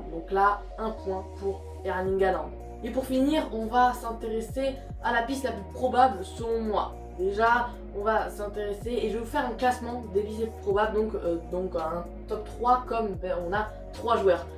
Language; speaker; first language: French; native; French